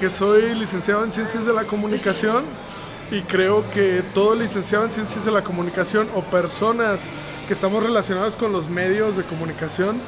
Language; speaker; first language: Spanish; native; Spanish